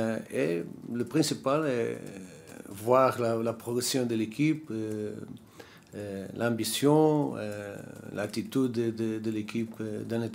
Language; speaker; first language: French; non-native, learner; Portuguese